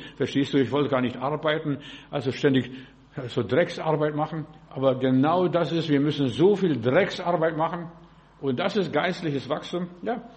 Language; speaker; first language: German; early bilingual, other home language; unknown